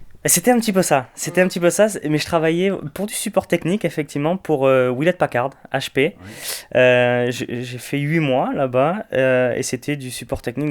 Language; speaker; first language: French; native; French